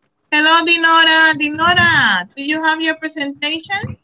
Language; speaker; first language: English; non-native, learner; Spanish